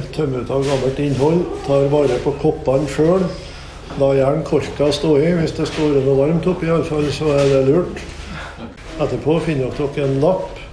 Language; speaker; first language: Norwegian; native; Norwegian